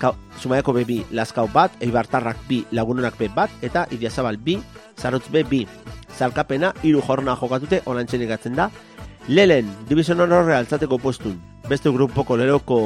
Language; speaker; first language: Basque; native; Basque